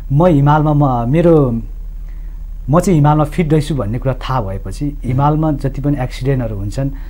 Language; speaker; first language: Nepali; non-native, local second language; Sherpa